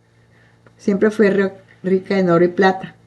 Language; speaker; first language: Spanish; native; Spanish